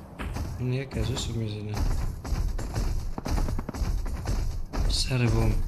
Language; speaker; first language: Persian; native; Persian